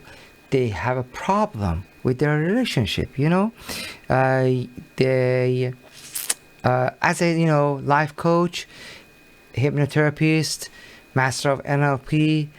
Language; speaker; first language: English; non-native, learner; Persian